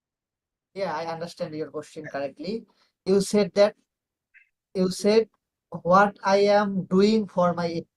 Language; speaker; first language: English; non-native, learner; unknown